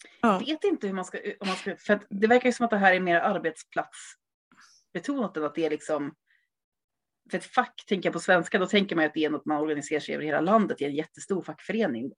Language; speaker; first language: Swedish; native; Swedish